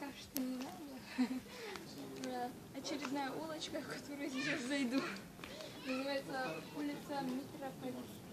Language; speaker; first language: Russian; native; Russian